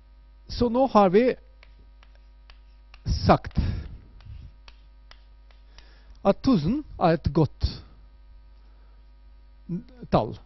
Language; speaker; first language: Norwegian; non-native, fluent; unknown